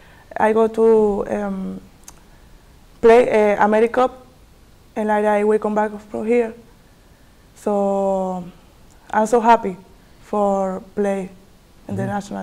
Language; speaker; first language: English; non-native, learner; Spanish